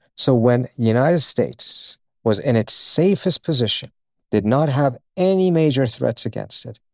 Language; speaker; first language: English; early bilingual, other home language; Persian